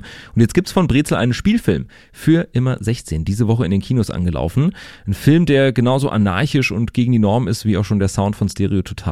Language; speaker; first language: German; native; German